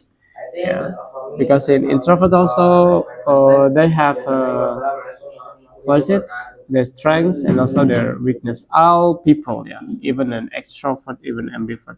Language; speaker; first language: English; non-native, learner; Indonesian